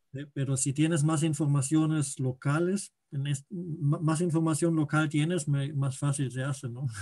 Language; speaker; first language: Spanish; non-native, fluent; German